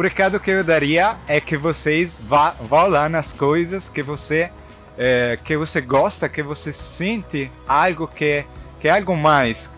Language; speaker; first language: Portuguese; non-native, fluent; Italian